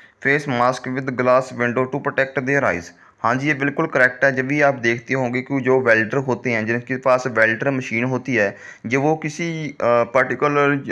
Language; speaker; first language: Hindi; non-native, local second language; Punjabi